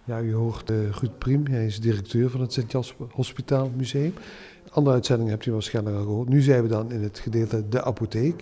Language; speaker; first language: Dutch; native; Dutch